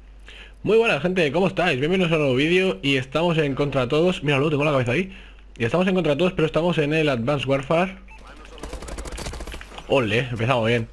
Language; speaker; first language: Spanish; native; Spanish